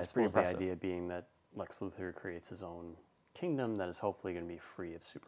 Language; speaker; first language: English; native; English